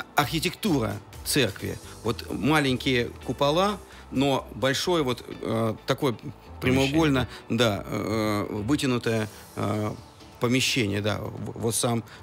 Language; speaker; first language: Russian; native; Russian